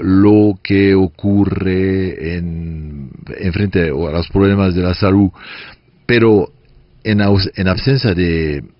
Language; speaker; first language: Spanish; non-native, fluent; French